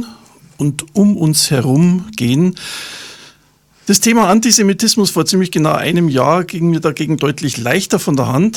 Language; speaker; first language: German; native; German